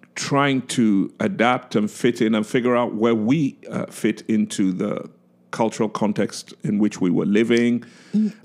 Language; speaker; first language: English; non-native, local second language; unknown